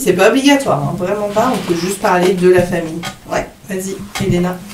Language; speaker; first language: French; native; French